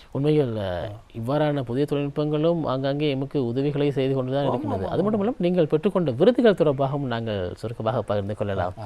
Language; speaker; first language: Tamil; native; Tamil